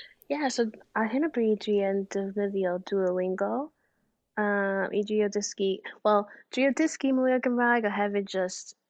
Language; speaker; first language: Welsh; non-native, fluent; English